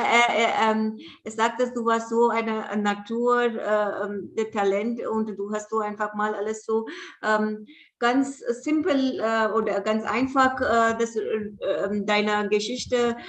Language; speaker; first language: German; non-native, fluent; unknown